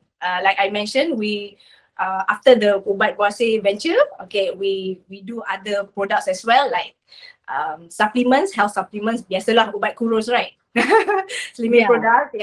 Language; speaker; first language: English; non-native, local second language; Malay